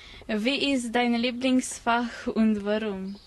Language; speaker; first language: German; non-native, learner; Slovenian